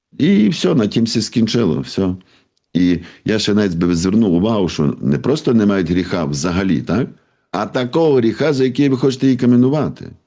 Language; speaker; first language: Ukrainian; native; Ukrainian